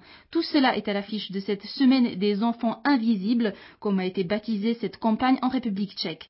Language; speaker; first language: French; native; French